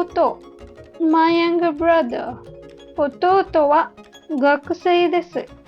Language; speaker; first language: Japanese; non-native, learner; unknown